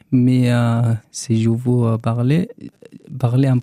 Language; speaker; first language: French; non-native, learner; Arabic